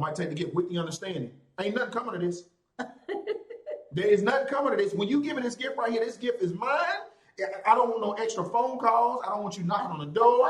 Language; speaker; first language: English; native; English